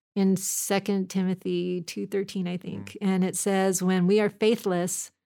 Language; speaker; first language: English; native; English